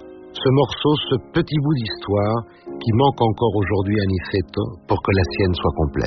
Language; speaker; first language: French; native; French